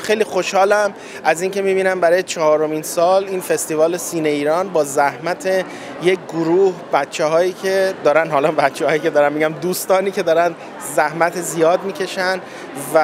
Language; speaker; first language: Persian; native; Persian